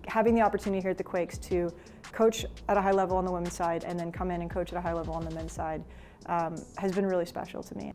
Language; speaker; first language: English; native; English